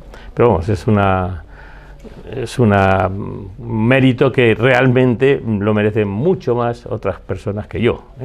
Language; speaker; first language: Spanish; native; Spanish